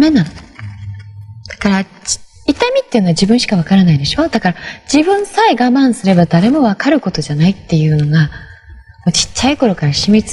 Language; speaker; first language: Japanese; native; Japanese